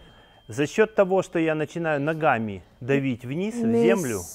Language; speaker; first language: Russian; native; Russian